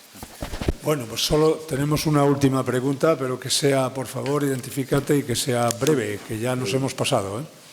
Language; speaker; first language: Spanish; native; Spanish